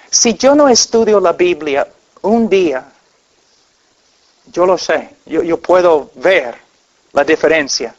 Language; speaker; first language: Spanish; non-native, fluent; English